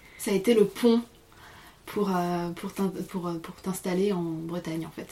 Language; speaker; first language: French; native; French